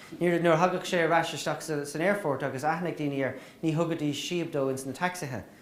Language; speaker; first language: Irish; native; Irish